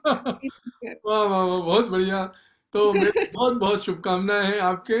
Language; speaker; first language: Hindi; native; Hindi